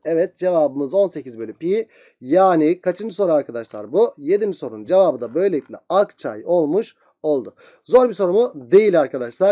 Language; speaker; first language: Turkish; native; Turkish